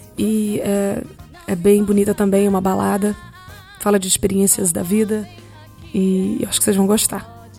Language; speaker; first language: Portuguese; early bilingual, heritage; Portuguese